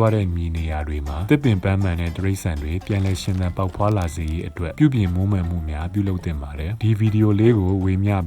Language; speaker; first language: Burmese; native; Burmese